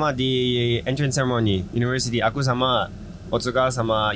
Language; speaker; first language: Indonesian; non-native, fluent; Japanese